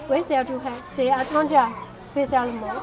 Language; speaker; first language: French; non-native, fluent; Chinese